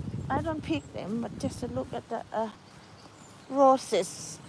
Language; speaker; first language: English; non-native, learner; Northeastern Thai